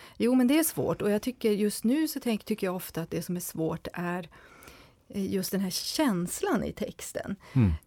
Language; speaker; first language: Swedish; native; Swedish